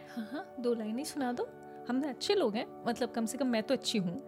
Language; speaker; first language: Hindi; native; Hindi